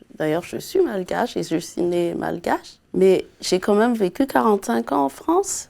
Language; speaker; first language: French; non-native, local second language; Malagasy